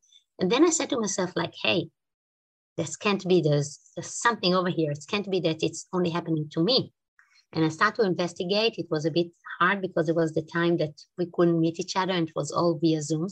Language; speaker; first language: English; non-native, fluent; Hebrew